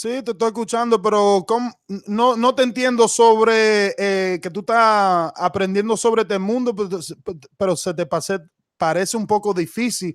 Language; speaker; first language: Spanish; non-native, fluent; English